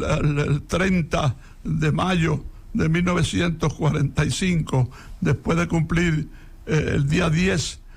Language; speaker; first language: Spanish; native; Spanish